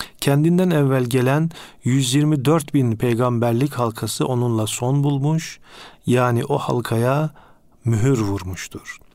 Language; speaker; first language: Turkish; native; Turkish